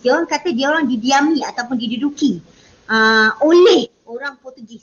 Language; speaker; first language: Malay; native; Malay